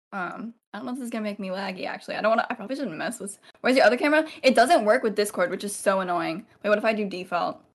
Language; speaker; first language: English; native; English